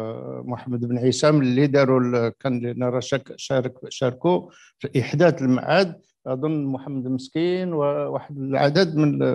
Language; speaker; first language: Arabic; native; Arabic